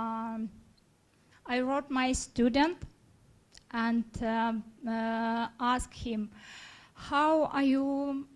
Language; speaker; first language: English; non-native, learner; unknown